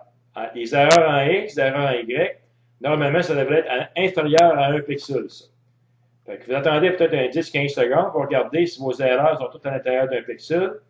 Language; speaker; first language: French; native; French